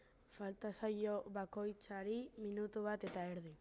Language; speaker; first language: Basque; non-native, local second language; Spanish